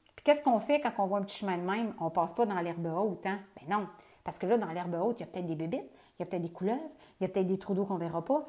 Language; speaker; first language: French; native; French